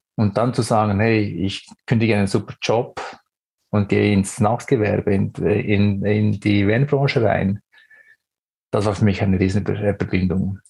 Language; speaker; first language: German; early bilingual, other home language; Greek